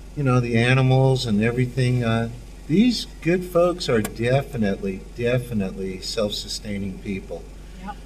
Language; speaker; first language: English; native; English